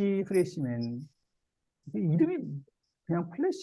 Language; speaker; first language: Korean; native; Korean